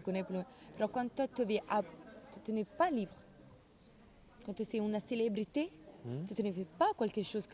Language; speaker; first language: French; non-native, learner; Italian